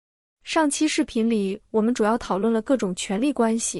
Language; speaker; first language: Chinese; native; Chinese